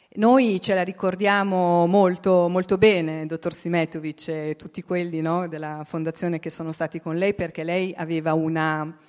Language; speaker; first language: Italian; native; Italian